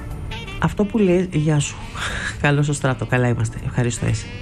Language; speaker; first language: Greek; native; Greek